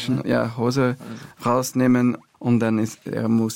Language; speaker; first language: German; non-native, fluent; French